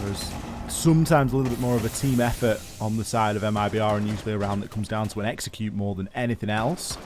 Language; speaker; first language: English; native; English